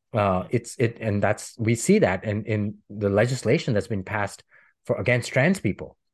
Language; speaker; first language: English; non-native, local second language; Gujarati